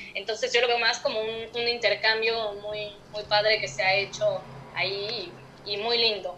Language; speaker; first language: Spanish; native; Spanish